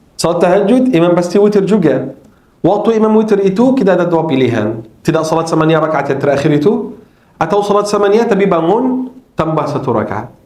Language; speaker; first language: Malay; non-native, fluent; Arabic